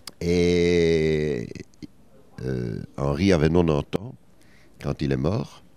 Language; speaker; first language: French; native; French